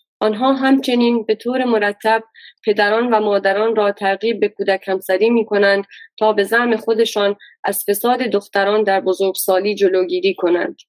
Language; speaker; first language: Persian; non-native, local second language; Baluchi